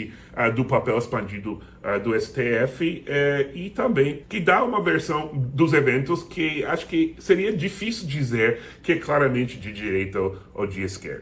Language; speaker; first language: Portuguese; non-native, fluent; English